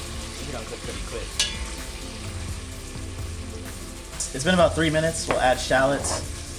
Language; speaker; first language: English; native; English